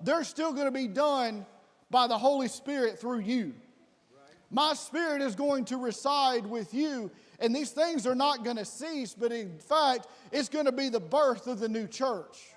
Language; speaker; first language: English; native; English